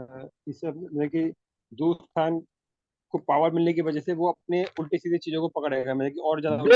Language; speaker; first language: Hindi; native; Hindi